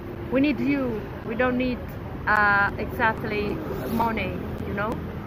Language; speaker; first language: English; non-native, fluent; Italian